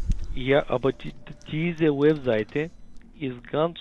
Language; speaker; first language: German; non-native, learner; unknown